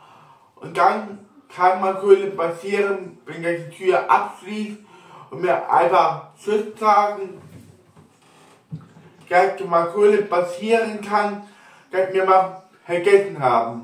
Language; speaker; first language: German; non-native, local second language; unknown